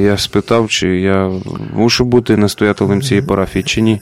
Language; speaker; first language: Ukrainian; native; Ukrainian